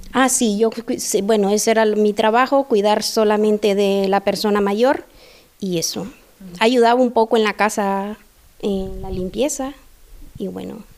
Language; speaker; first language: Spanish; native; Spanish